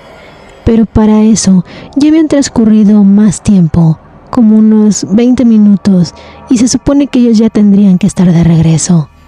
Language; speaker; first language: Spanish; native; Spanish